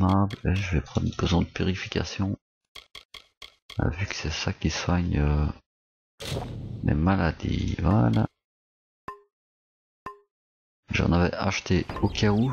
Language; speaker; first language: French; native; French